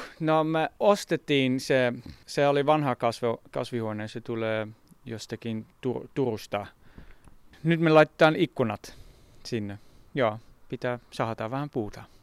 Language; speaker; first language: Finnish; non-native, fluent; Dutch